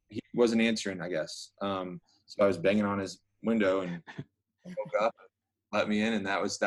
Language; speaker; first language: English; native; English